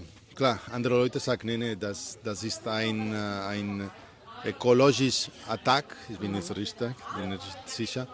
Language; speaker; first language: German; non-native, learner; Spanish